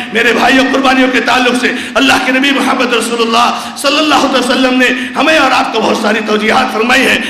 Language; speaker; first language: Urdu; non-native, local second language; Konkani